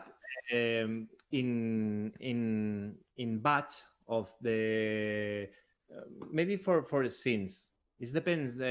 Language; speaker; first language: English; non-native, learner; Spanish